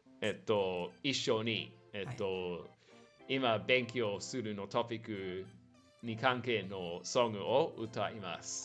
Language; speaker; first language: Japanese; non-native, learner; English